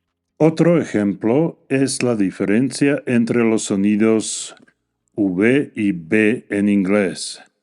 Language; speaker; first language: Spanish; non-native, fluent; English